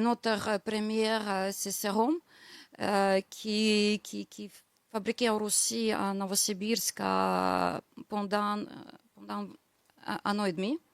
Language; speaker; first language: French; non-native, learner; Russian